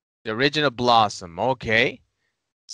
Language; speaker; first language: English; non-native, fluent; Spanish